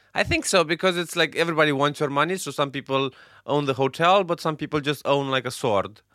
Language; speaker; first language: English; non-native, fluent; Romanian